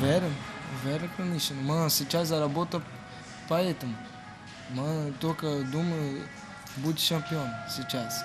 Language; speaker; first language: Russian; non-native, learner; Portuguese